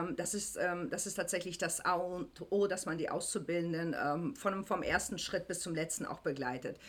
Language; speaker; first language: German; native; German